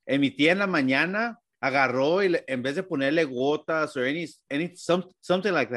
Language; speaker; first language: Spanish; early bilingual, heritage; Spanish